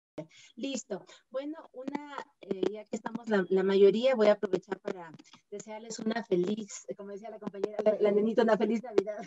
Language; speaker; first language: Spanish; native; Spanish